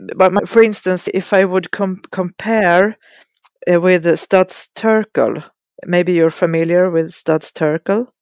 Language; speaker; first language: English; non-native, fluent; Swedish